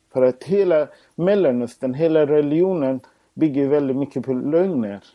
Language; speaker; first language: Swedish; non-native, fluent; Persian